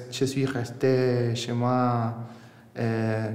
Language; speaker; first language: French; non-native, learner; Spanish